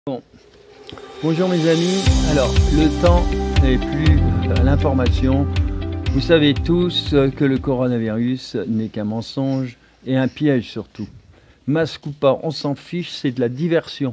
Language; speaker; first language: French; native; French